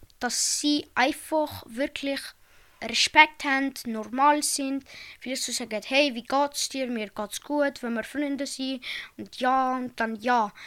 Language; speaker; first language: German; native; German